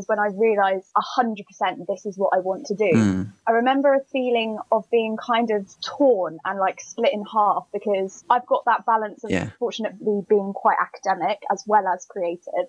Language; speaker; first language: English; native; English